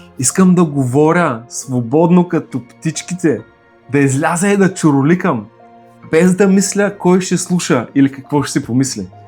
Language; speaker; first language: Bulgarian; native; Bulgarian